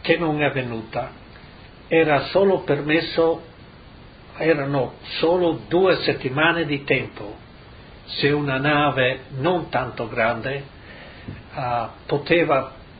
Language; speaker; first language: Italian; native; Italian